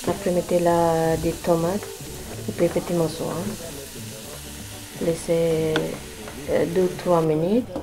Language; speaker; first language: French; non-native, learner; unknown